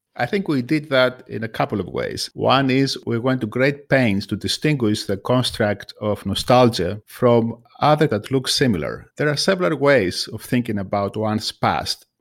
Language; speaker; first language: English; non-native, fluent; Greek